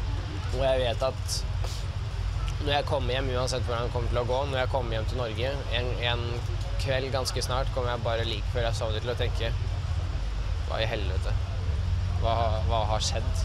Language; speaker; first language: Norwegian; early bilingual, other home language; Russian